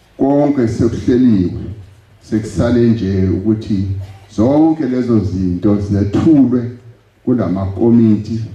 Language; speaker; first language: Zulu; non-native, local second language; Venda